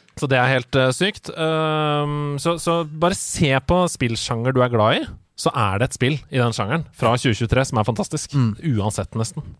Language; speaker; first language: Norwegian; native; Norwegian